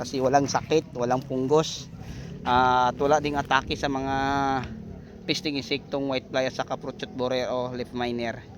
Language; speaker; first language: Filipino; non-native, local second language; Cebuano